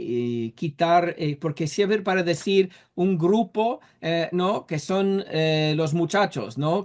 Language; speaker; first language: Spanish; non-native, fluent; English